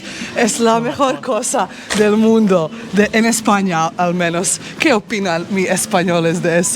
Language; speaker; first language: Spanish; non-native, learner; Bosnian